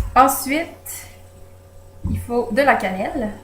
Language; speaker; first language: French; native; French